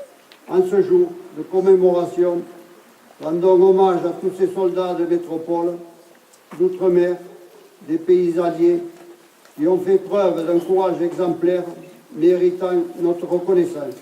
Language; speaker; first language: French; native; French